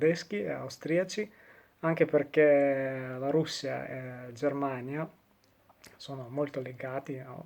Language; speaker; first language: Italian; non-native, fluent; Russian